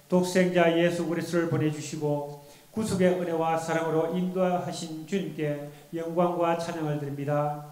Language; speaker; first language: Korean; native; Korean